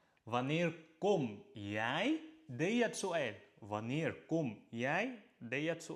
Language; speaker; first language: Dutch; non-native, fluent; Arabic